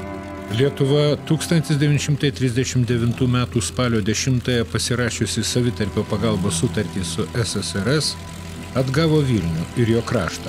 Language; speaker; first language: Lithuanian; native; Lithuanian